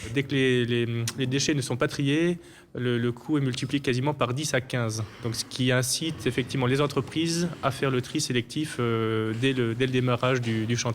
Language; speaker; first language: French; native; French